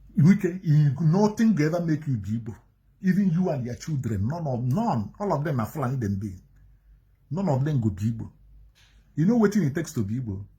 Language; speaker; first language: Nigerian Pidgin; native; Nigerian Pidgin